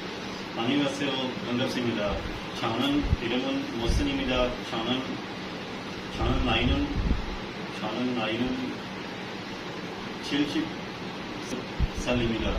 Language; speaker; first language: Korean; non-native, learner; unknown